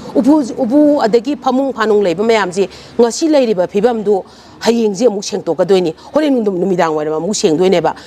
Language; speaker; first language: Manipuri; native; Manipuri